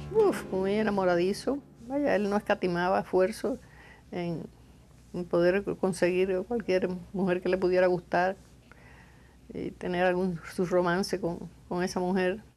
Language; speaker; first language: Spanish; native; Spanish